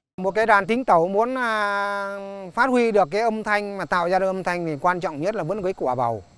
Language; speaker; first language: Vietnamese; non-native, local second language; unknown